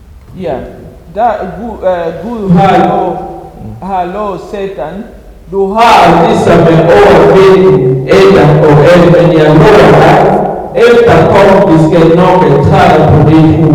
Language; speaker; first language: Danish; early bilingual, other home language; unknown